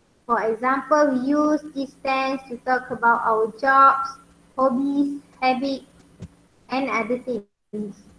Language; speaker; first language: English; non-native, local second language; Malay